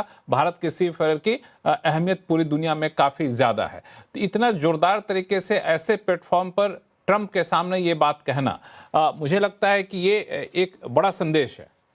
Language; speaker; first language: Hindi; native; Hindi